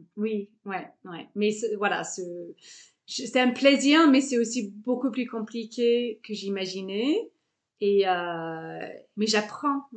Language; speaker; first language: French; non-native, fluent; English